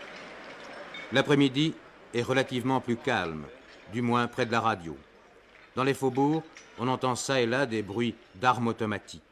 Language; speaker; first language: French; native; French